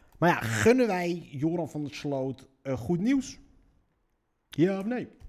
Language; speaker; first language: Dutch; early bilingual, other home language; Riffian